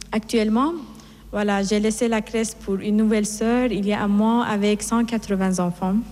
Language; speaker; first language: French; non-native, fluent; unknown